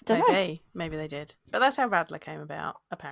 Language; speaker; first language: English; native; English